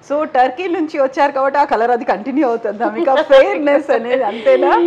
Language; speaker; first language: Telugu; native; Telugu